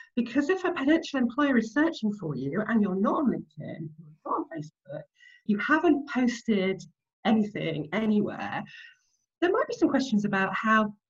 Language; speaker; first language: English; native; English